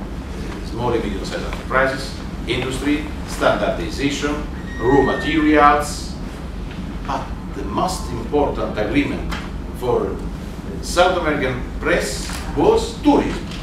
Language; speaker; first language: English; non-native, learner; Italian